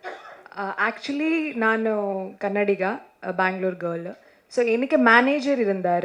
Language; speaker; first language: Tamil; non-native, learner; Kannada